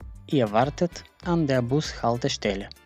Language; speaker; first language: German; non-native, fluent; Macedonian